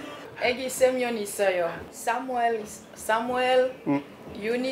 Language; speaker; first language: Korean; non-native, learner; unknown